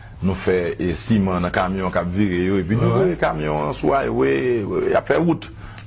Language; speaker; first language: Haitian Creole; native; Haitian Creole